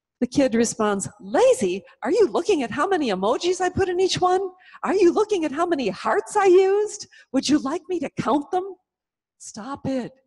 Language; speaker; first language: English; native; English